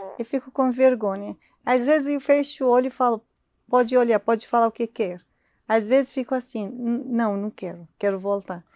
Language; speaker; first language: Portuguese; non-native, learner; Arabic